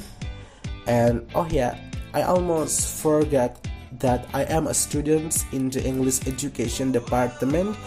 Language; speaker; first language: English; non-native, fluent; Indonesian